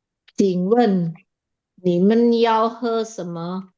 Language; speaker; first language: Chinese; non-native, learner; Indonesian